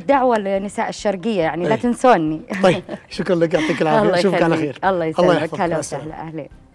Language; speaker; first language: Arabic; native; Arabic